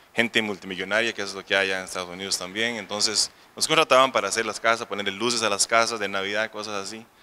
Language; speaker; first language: Spanish; native; Spanish